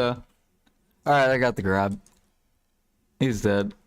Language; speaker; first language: English; native; English